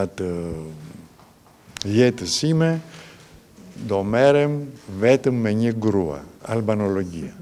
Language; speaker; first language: Albanian; non-native, fluent; Greek